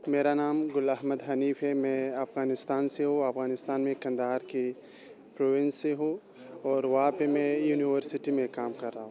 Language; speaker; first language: Hindi; non-native, fluent; Pashto